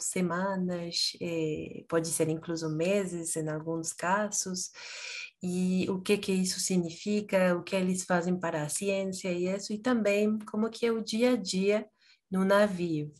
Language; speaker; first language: Portuguese; non-native, fluent; Spanish